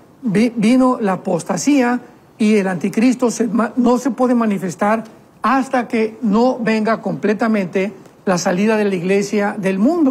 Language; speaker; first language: Spanish; native; Spanish